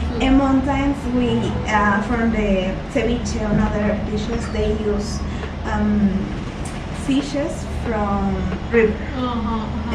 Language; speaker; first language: English; non-native, learner; Spanish